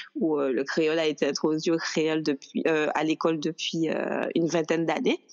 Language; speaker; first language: French; native; French